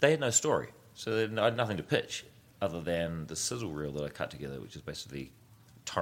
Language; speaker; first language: English; native; English